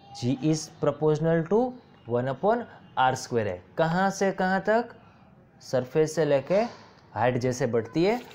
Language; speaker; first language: Hindi; non-native, local second language; Gujarati